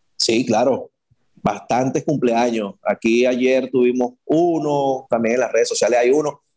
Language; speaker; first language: Spanish; native; Spanish